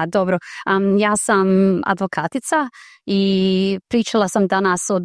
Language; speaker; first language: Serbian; early bilingual, heritage; Croatian